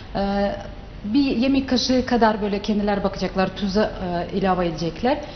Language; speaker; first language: Turkish; non-native, fluent; Uzbek